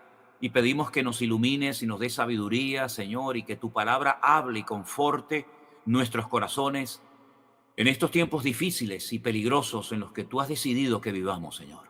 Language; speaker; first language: Spanish; native; Spanish